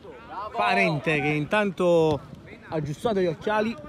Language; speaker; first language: Italian; native; Italian